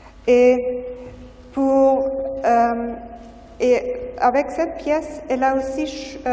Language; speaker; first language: French; non-native, fluent; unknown